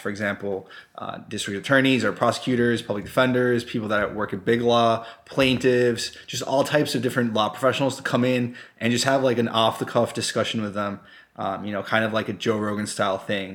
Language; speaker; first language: English; non-native, fluent; Spanish